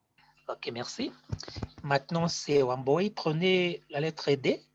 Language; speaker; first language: French; non-native, fluent; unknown